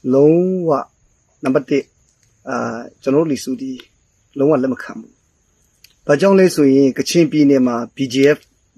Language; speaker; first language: Burmese; non-native, local second language; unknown